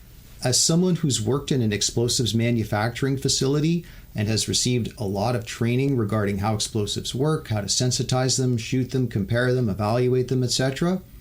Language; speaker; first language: English; native; English